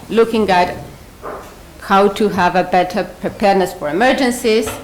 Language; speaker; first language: English; non-native, fluent; Spanish